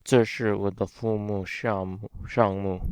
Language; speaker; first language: Chinese; non-native, learner; English